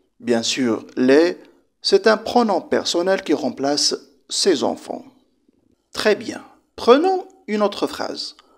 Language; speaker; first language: French; non-native, local second language; Arabic